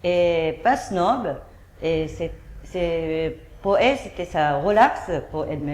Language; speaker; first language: French; non-native, fluent; Japanese